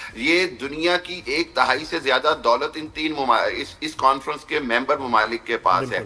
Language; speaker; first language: Urdu; non-native, local second language; Punjabi